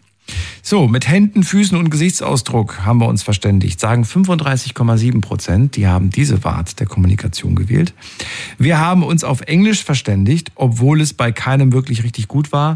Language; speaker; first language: German; native; German